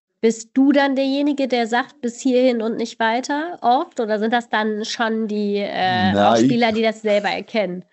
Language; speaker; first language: German; native; German